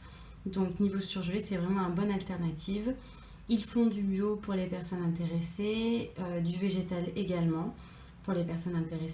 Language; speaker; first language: French; native; French